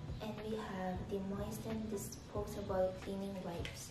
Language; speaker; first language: English; non-native, local second language; Filipino